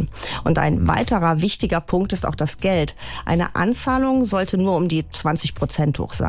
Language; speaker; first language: German; native; German